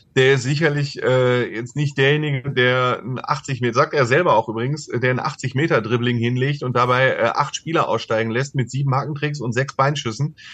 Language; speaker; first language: German; native; German